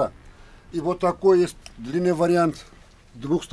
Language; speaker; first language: Russian; non-native, learner; Turkish